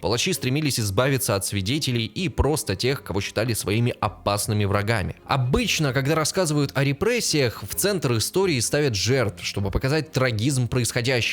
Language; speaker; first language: Russian; native; Russian